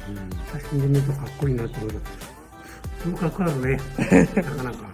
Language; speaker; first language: Japanese; native; Japanese